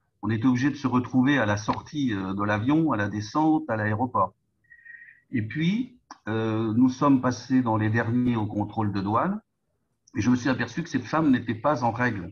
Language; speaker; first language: French; native; French